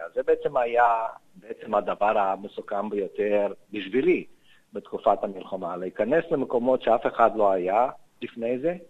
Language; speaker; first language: Hebrew; non-native, fluent; Romanian